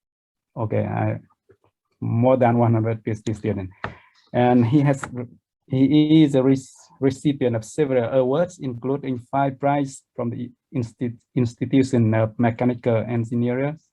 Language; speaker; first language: English; non-native, fluent; Vietnamese